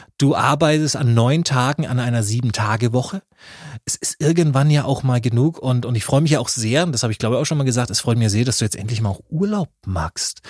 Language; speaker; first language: German; native; German